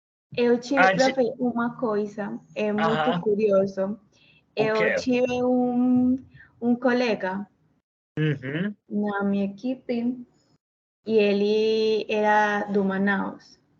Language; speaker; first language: Portuguese; non-native, learner; Spanish